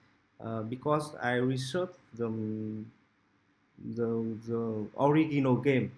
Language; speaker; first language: English; non-native, local second language; Vietnamese